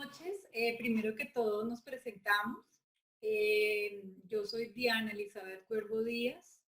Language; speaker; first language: Spanish; native; Spanish